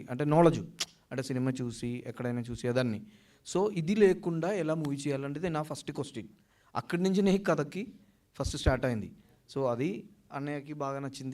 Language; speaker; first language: Telugu; non-native, learner; Malayalam